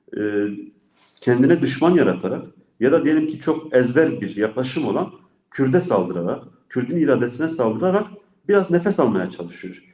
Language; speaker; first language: Turkish; non-native, local second language; Kurdish